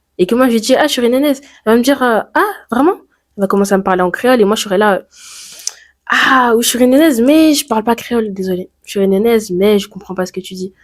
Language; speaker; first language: French; native; French